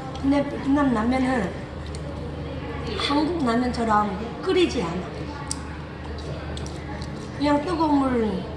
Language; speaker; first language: Korean; non-native, learner; Vietnamese